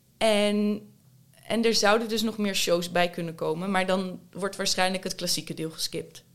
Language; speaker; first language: Dutch; native; Dutch